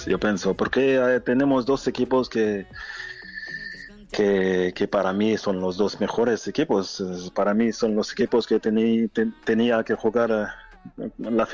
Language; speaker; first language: Spanish; non-native, fluent; French